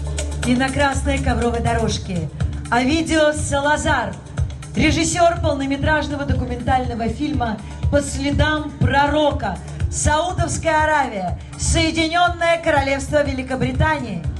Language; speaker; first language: Russian; native; Russian